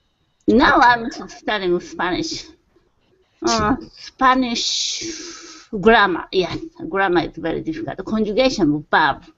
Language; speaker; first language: English; non-native, learner; Japanese